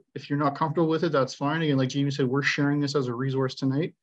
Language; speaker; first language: English; native; English